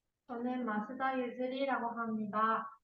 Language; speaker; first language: Korean; non-native, learner; Japanese